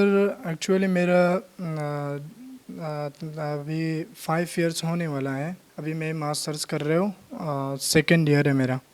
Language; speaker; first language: Hindi; non-native, learner; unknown